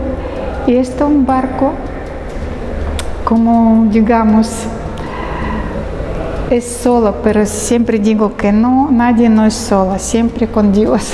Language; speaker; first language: Spanish; non-native, learner; Russian